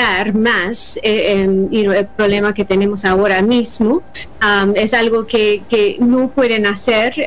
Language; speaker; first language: Spanish; non-native, fluent; English